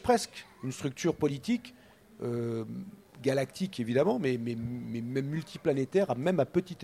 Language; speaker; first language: French; native; French